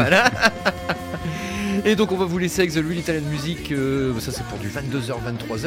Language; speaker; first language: French; native; French